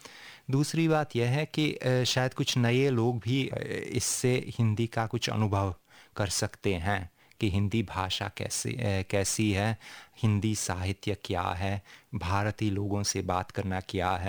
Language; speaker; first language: Hindi; non-native, fluent; Hungarian